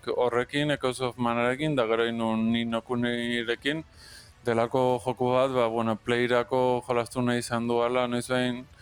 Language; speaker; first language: Basque; non-native, local second language; Spanish